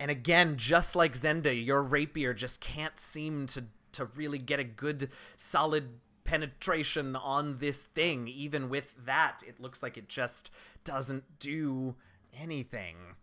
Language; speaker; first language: English; native; English